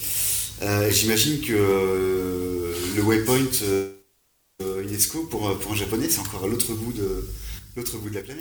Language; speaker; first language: French; native; French